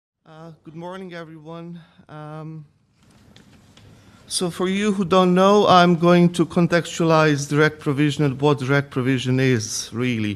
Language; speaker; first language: English; non-native, fluent; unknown